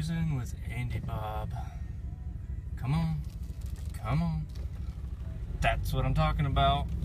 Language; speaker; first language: English; native; English